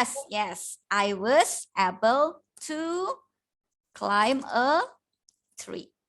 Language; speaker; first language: English; non-native, fluent; Indonesian